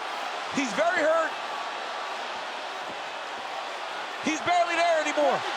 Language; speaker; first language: English; native; English